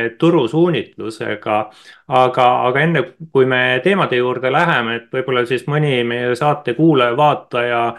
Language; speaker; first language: Estonian; native; Estonian